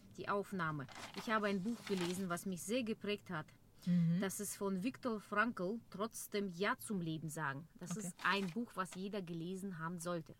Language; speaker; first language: German; non-native, fluent; Russian